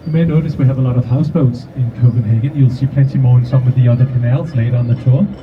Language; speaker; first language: English; non-native, fluent; Danish